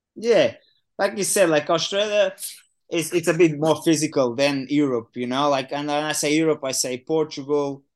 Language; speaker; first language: English; non-native, fluent; Portuguese